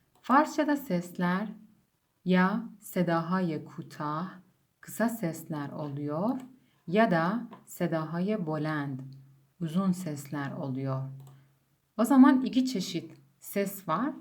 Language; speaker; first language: Turkish; non-native, fluent; Persian